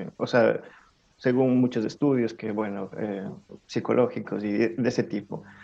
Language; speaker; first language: Spanish; native; Spanish